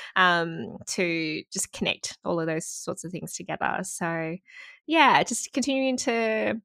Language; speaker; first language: English; native; English